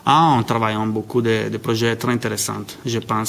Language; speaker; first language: French; non-native, learner; Italian